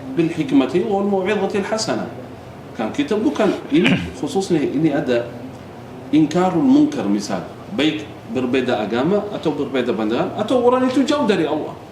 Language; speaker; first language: Indonesian; non-native, fluent; Arabic